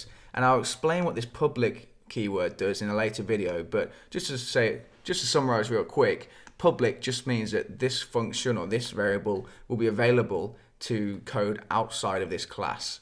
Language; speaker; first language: English; native; English